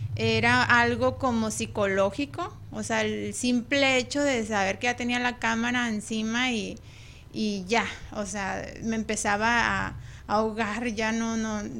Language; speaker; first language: Spanish; native; Spanish